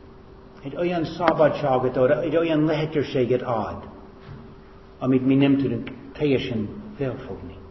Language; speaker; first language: Hungarian; non-native, fluent; English